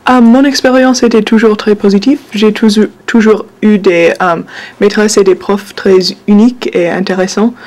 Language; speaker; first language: French; non-native, fluent; English